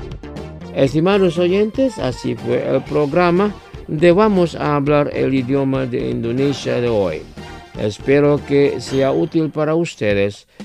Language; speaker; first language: Spanish; non-native, fluent; Indonesian